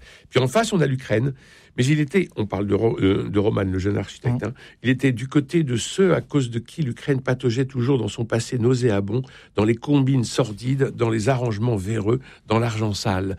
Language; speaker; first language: French; native; French